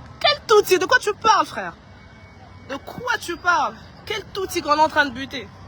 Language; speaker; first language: French; non-native, local second language; Lingala